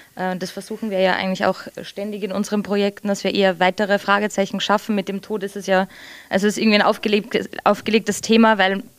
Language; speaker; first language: German; early bilingual, heritage; English